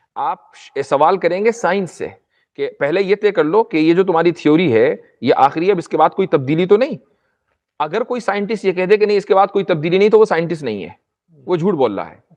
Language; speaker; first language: Urdu; native; Urdu